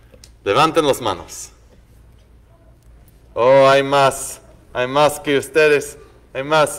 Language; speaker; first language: Spanish; non-native, fluent; English